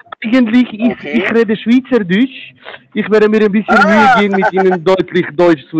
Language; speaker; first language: German; non-native, fluent; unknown